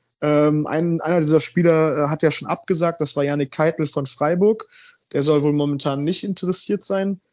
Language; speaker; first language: German; native; German